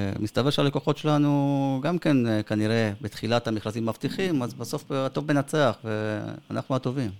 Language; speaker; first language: Hebrew; early bilingual, other home language; Spanish